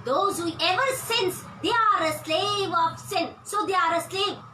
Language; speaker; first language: English; non-native, local second language; Tamil